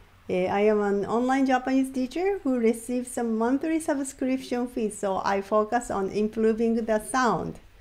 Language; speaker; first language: English; non-native, fluent; Japanese